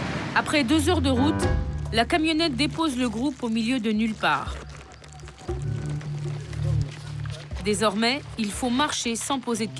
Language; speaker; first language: French; native; French